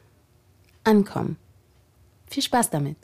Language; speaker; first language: German; native; German